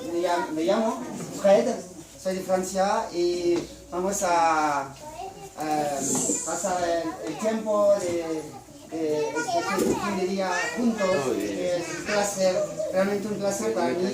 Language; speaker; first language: Spanish; non-native, learner; French